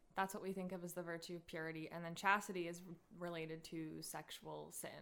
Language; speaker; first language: English; native; English